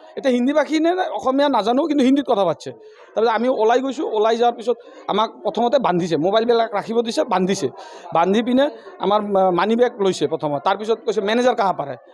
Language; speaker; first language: Assamese; native; Assamese